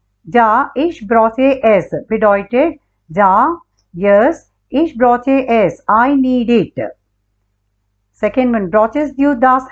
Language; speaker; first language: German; non-native, learner; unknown